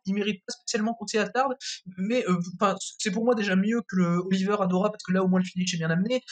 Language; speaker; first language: French; native; French